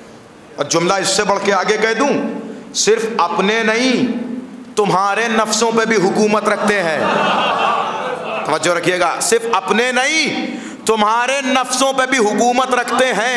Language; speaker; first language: Urdu; native; Urdu